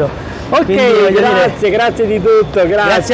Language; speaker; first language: Italian; native; Italian